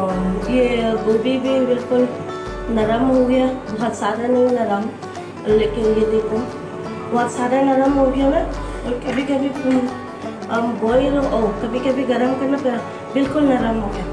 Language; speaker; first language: Hindi; non-native, learner; Filipino